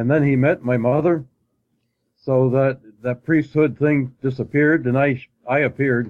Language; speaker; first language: English; native; English